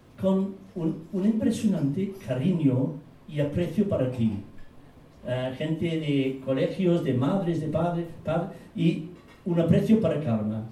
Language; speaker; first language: Spanish; non-native, fluent; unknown